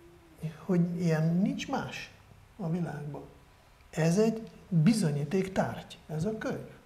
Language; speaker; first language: Hungarian; non-native, fluent; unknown